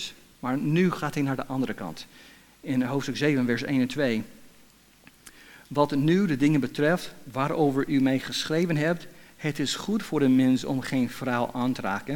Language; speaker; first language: Dutch; non-native, fluent; English